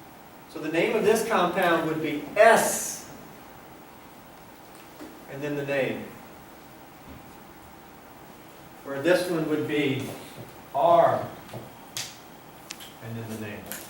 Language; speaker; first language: English; native; English